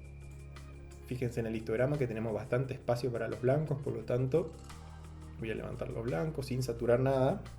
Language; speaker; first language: Spanish; native; Spanish